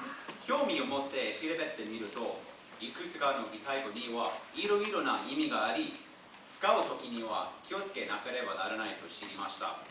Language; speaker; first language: Japanese; non-native, learner; English